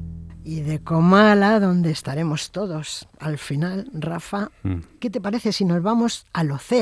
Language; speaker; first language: Spanish; native; Spanish